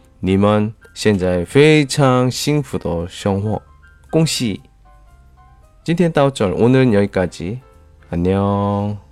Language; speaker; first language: Chinese; non-native, fluent; Korean